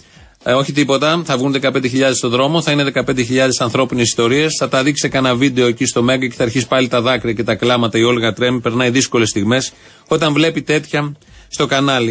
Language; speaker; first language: Greek; native; Greek